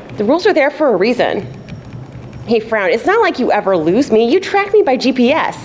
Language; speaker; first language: English; native; English